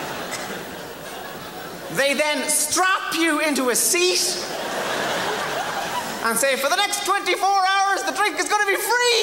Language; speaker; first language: English; native; English